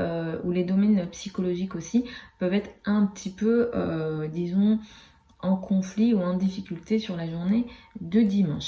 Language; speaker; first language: French; native; French